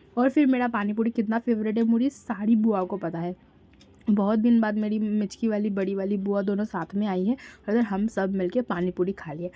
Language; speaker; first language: Hindi; non-native, local second language; Bangla